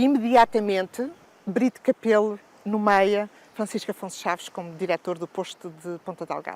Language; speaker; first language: Portuguese; native; Portuguese